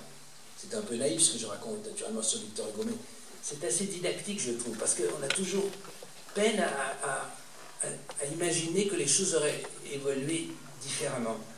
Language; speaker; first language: French; native; French